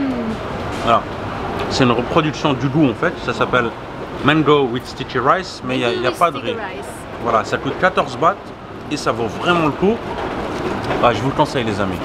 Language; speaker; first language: French; native; French